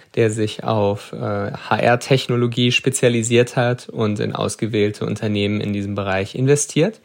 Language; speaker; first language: German; native; German